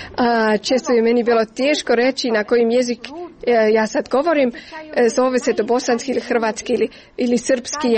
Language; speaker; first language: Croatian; non-native, fluent; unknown